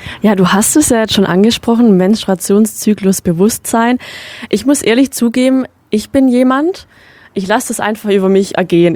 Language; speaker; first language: German; native; German